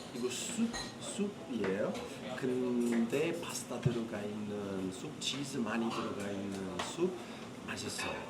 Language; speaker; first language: Korean; non-native, learner; Italian